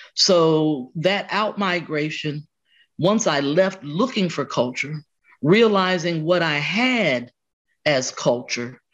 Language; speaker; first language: English; native; English